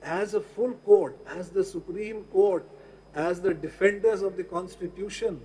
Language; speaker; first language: English; non-native, local second language; Urdu